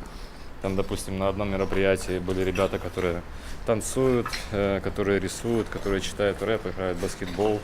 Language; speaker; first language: Russian; native; Russian